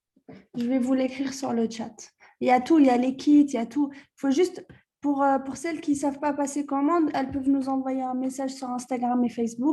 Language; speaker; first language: French; non-native, local second language; Arabic